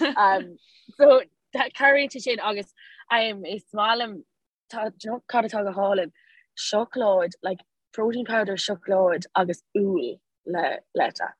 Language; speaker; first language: Irish; non-native, local second language; English